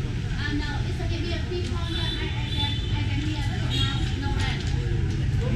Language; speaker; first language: English; non-native, learner; Vietnamese